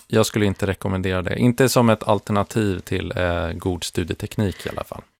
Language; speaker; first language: Swedish; native; Swedish